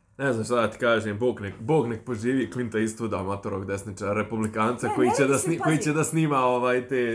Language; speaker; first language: Serbian; native; Serbian